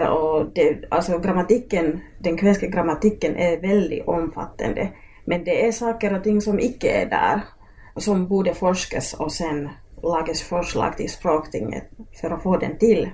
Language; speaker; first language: Swedish; non-native, local second language; Finnish